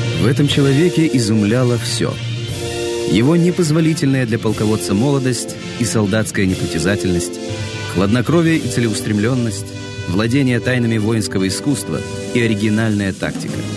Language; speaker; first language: Russian; native; Russian